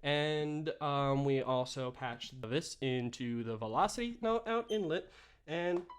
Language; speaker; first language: English; native; English